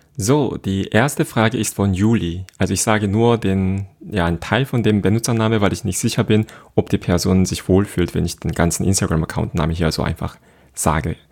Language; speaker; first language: German; non-native, fluent; Korean